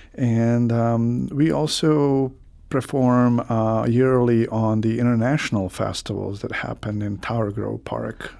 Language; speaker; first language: English; non-native, fluent; Croatian